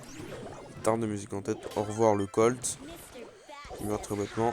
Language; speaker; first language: French; native; French